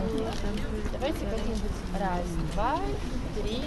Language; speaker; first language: Russian; native; Russian